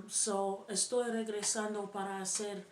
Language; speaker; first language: Spanish; non-native, learner; English